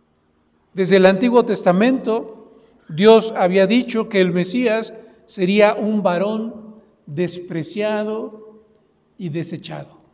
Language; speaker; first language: Spanish; native; Spanish